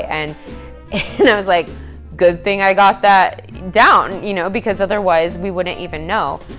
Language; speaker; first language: English; native; English